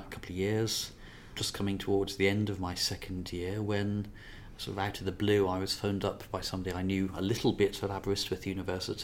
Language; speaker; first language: English; native; English